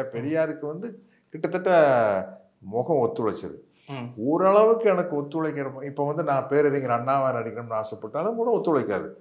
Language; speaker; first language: Tamil; native; Tamil